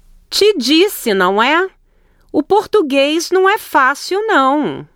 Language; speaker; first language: Portuguese; native; Portuguese